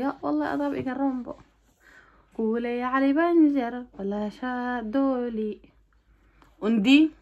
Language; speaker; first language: German; non-native, learner; Somali